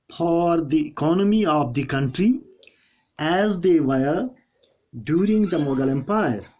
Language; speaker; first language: English; non-native, local second language; Hindi